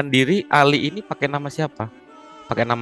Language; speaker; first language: Indonesian; native; Indonesian